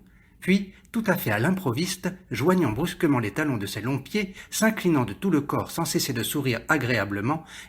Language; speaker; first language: French; native; French